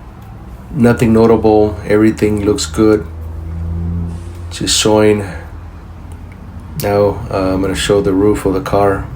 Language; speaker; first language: English; native; English